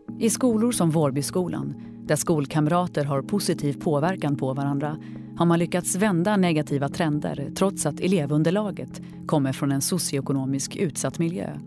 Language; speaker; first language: Swedish; native; Swedish